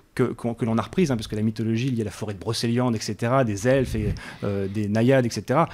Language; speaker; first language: French; native; French